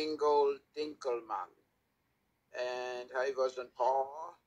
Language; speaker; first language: Dutch; non-native, learner; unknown